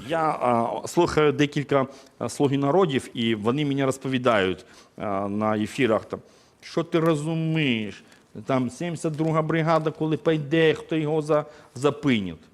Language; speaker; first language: Ukrainian; non-native, fluent; Georgian